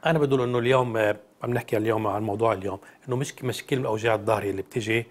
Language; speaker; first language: Arabic; native; Arabic